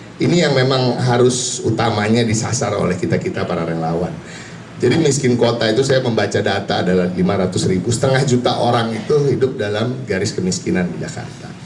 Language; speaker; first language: Indonesian; native; Indonesian